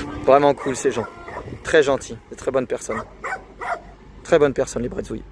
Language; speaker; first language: French; native; French